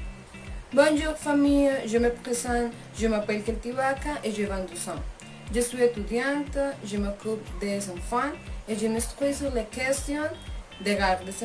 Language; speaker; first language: French; non-native, learner; Spanish